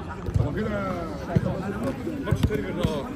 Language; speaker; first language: Arabic; native; Arabic